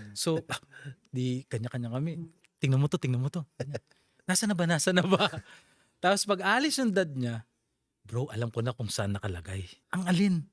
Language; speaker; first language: Filipino; native; Filipino